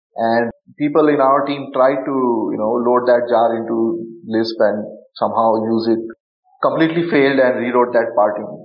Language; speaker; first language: English; non-native, local second language; Bangla